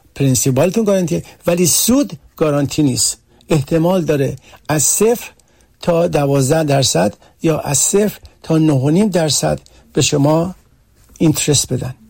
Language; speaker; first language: Persian; early bilingual, heritage; Persian